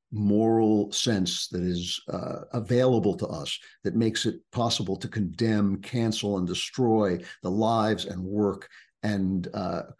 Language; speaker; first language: English; native; English